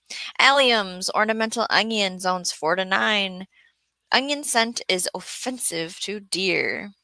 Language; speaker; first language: English; native; English